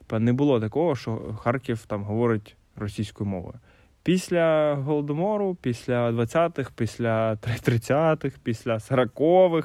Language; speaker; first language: Ukrainian; non-native, local second language; Russian